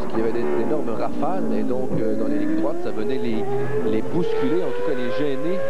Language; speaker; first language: French; native; French